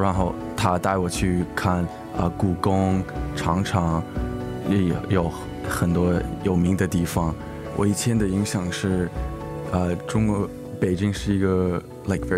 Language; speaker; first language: Chinese; early bilingual, heritage; English